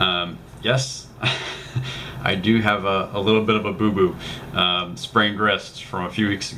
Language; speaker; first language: English; native; English